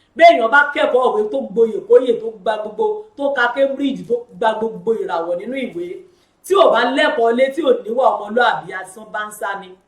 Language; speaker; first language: Yoruba; native; Yoruba